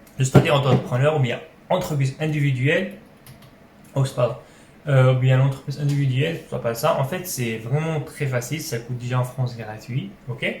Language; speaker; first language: French; non-native, local second language; Arabic